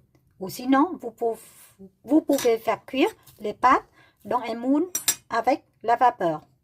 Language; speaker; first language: French; non-native, learner; Vietnamese